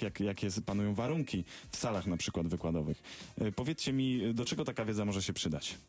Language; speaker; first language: Polish; native; Polish